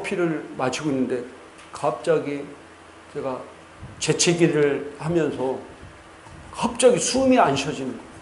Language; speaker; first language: Korean; native; Korean